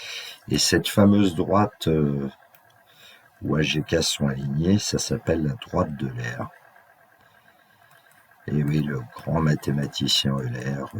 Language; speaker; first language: French; native; French